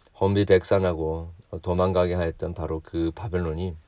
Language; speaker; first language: Korean; native; Korean